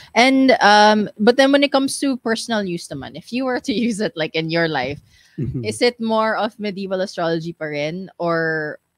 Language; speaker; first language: English; non-native, local second language; Filipino